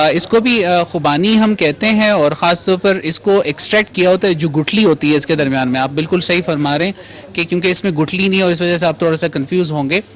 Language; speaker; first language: Urdu; non-native, local second language; Pashto